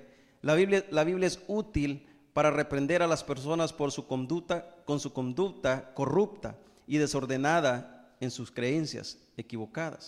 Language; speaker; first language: Spanish; native; Spanish